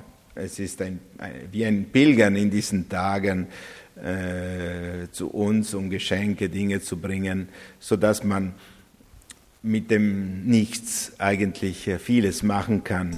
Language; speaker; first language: German; non-native, fluent; Italian